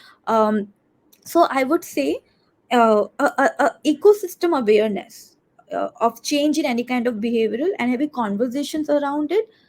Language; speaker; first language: English; non-native, local second language; Hindi